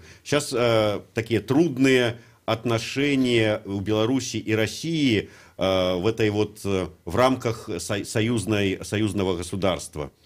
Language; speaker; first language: Russian; native; Russian